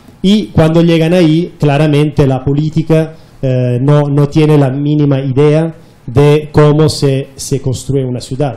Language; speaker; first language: Spanish; non-native, fluent; Italian